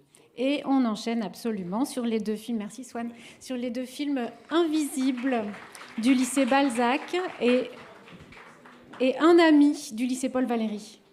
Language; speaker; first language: French; native; French